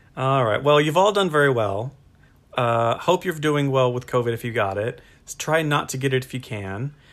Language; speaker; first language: English; native; English